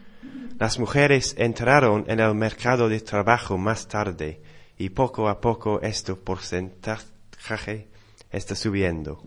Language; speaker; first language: Spanish; non-native, learner; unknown